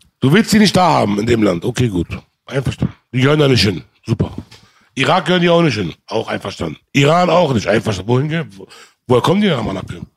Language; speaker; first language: German; early bilingual, other home language; Arabic